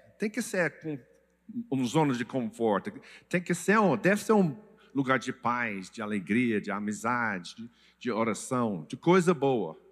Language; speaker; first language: Portuguese; non-native, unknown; English